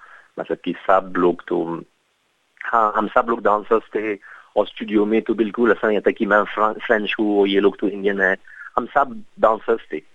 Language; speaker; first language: Hindi; non-native, fluent; French